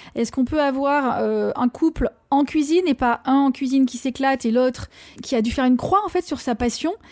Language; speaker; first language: French; native; French